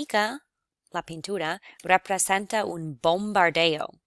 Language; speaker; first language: Spanish; non-native, fluent; English